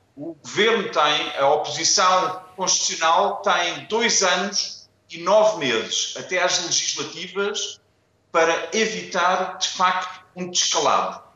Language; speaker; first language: Portuguese; non-native, fluent; German